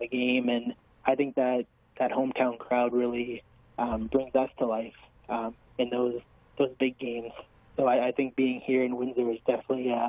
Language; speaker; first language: English; native; English